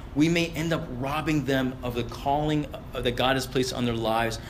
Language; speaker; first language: English; early bilingual, other home language; Arabic